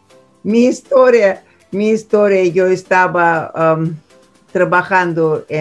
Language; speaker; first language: Spanish; non-native, fluent; Russian